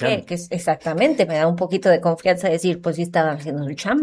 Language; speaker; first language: Spanish; native; Spanish